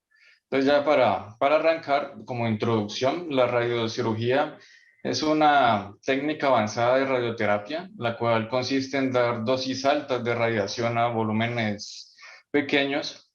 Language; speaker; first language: Spanish; native; Spanish